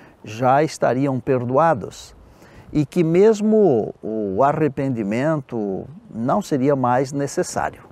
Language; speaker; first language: Portuguese; native; Portuguese